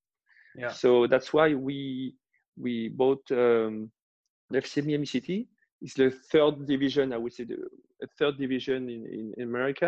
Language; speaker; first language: English; non-native, fluent; French